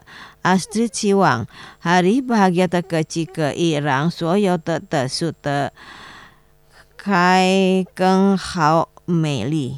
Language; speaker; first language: Chinese; non-native, learner; Indonesian